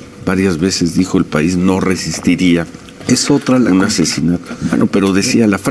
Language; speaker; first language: Spanish; native; Spanish